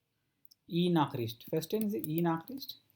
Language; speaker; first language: German; non-native, fluent; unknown